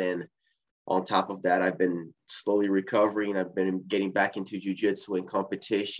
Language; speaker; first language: English; early bilingual, other home language; Portuguese